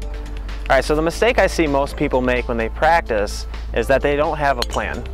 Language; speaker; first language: English; native; English